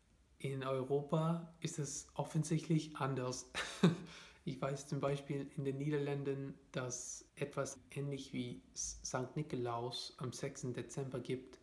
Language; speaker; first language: German; non-native, fluent; English